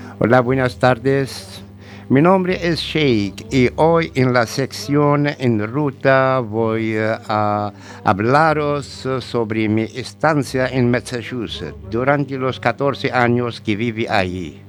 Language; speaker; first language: Spanish; non-native, learner; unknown